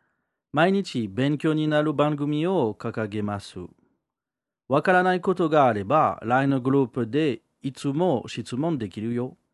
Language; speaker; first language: Japanese; non-native, learner; French